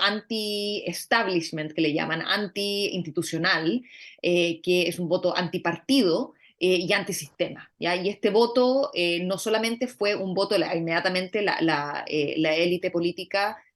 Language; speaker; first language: Spanish; native; Spanish